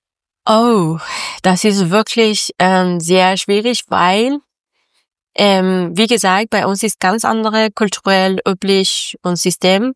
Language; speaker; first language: German; non-native, learner; Persian